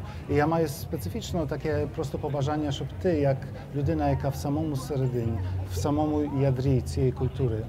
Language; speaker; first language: Ukrainian; early bilingual, heritage; Ukrainian